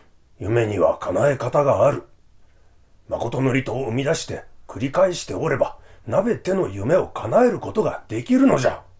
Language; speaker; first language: Japanese; native; Japanese